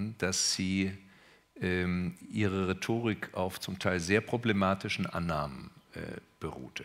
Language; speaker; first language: German; native; German